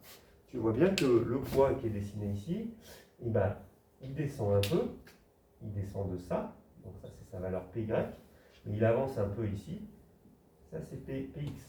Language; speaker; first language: French; native; French